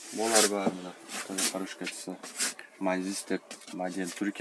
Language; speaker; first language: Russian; non-native, local second language; Kyrgyz